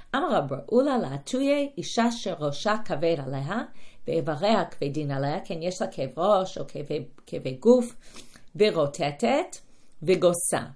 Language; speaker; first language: Hebrew; non-native, fluent; English